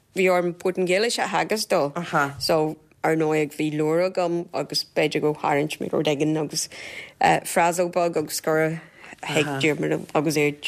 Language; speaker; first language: Irish; non-native, fluent; Portuguese